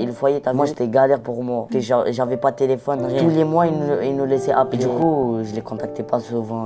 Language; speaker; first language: French; non-native, local second language; Arabic